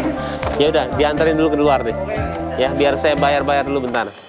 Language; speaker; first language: Indonesian; native; Indonesian